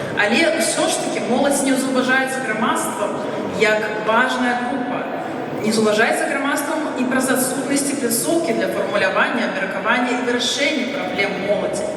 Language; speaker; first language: Belarusian; non-native, local second language; Russian